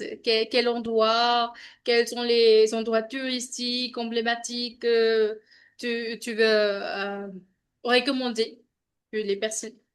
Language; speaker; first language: French; non-native, learner; Hindi